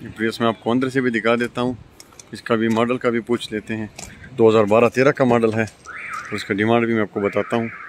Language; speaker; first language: Urdu; non-native, local second language; Pashto